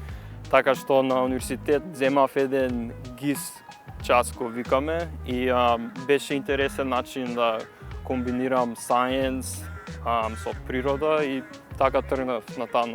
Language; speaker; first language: Macedonian; early bilingual, heritage; Macedonian